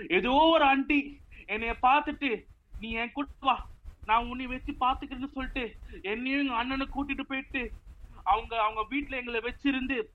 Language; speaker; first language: Tamil; native; Tamil